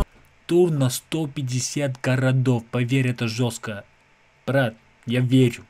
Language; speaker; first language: Russian; non-native, fluent; English